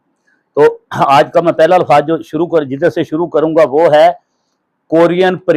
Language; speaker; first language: Hindi; non-native, local second language; Punjabi